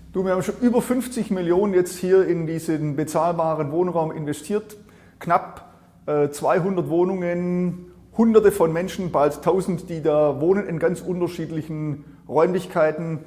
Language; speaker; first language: German; native; German